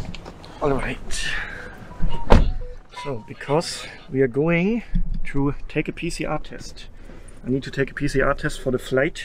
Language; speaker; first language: English; non-native, fluent; German